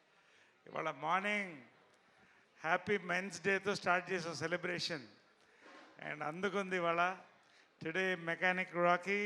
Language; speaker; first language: Telugu; native; Telugu